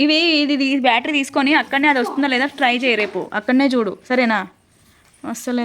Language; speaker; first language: Telugu; native; Telugu